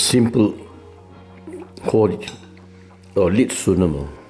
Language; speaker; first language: Danish; non-native, fluent; Chinese